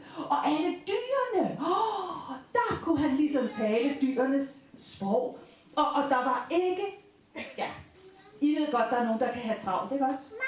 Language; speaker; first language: Danish; native; Danish